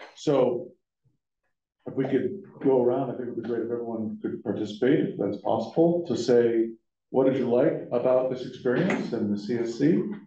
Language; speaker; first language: English; native; English